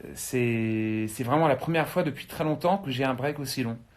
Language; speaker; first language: French; non-native, fluent; English